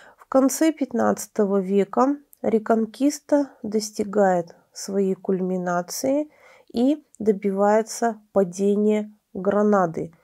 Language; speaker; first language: Russian; native; Russian